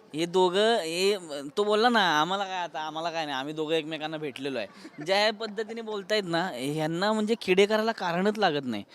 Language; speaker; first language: Marathi; native; Marathi